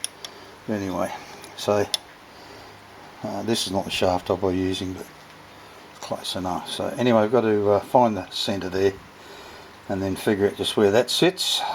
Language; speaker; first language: English; native; English